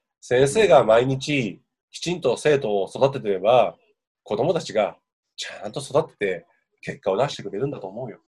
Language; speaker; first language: Japanese; native; Japanese